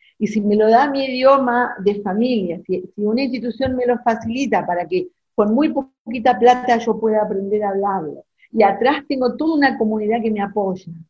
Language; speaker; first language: Spanish; non-native, local second language; German